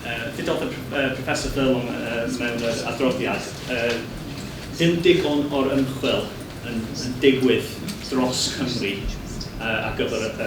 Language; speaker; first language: Welsh; non-native, learner; English